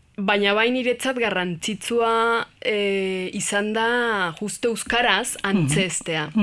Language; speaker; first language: Basque; non-native, learner; Spanish